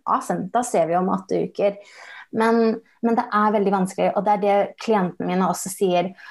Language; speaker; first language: Norwegian; early bilingual, heritage; English